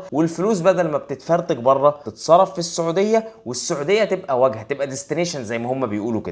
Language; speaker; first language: Arabic; native; Arabic